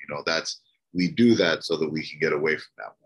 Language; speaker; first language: English; native; English